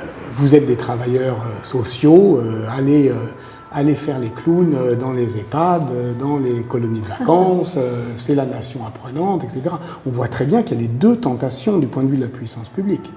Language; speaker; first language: French; native; French